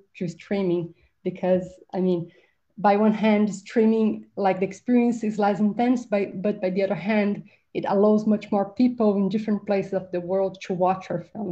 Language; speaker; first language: English; non-native, fluent; Portuguese